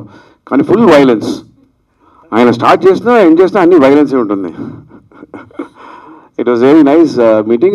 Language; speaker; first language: Telugu; native; Telugu